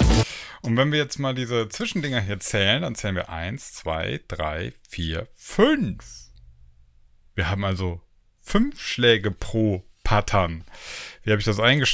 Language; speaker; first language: German; native; German